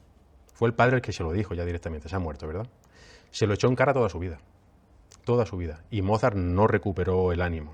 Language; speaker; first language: Spanish; native; Spanish